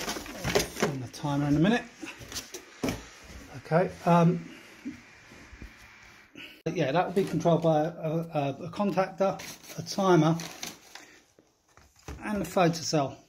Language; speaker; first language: English; native; English